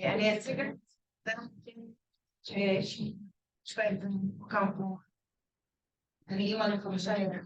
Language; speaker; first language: Hebrew; non-native, local second language; Arabic